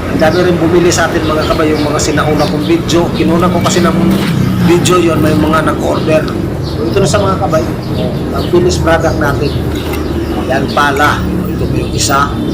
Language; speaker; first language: Filipino; non-native, local second language; Cebuano